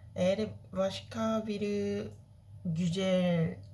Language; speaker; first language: Turkish; non-native, learner; Korean